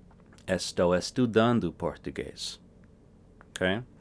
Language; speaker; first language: Portuguese; non-native, fluent; English